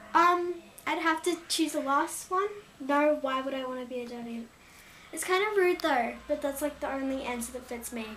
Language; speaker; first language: English; native; English